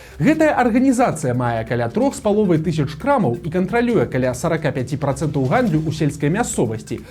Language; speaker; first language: Belarusian; native; Belarusian